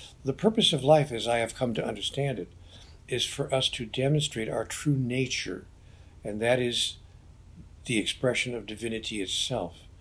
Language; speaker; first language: English; native; English